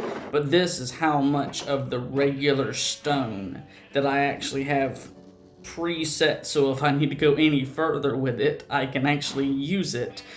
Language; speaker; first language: English; native; English